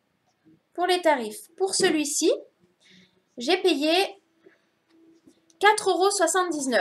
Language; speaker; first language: French; native; French